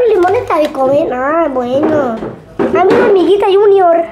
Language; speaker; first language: Spanish; native; Spanish